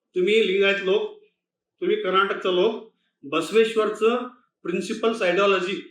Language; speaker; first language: Marathi; non-native, local second language; Kannada